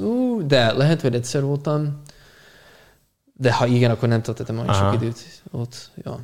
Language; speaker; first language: Hungarian; non-native, fluent; English